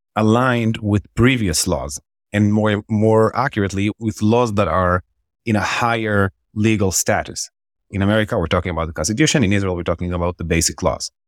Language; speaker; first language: English; non-native, fluent; Hebrew